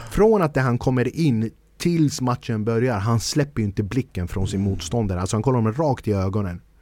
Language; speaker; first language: Swedish; early bilingual, other home language; Kurdish